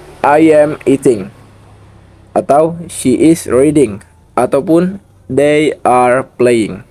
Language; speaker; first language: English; non-native, learner; Indonesian